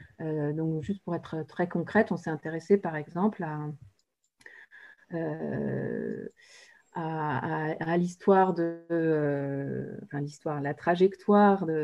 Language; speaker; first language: French; native; French